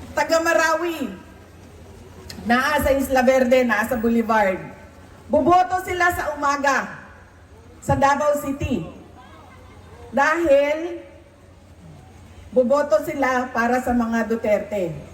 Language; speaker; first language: Filipino; non-native, local second language; Cebuano